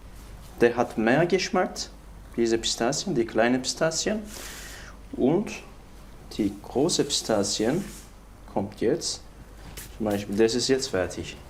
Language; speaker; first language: German; non-native, learner; Turkish